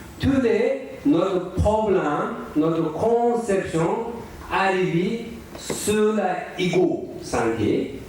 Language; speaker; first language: French; non-native, learner; Tibetan